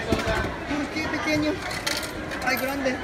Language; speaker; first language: Spanish; non-native, learner; Japanese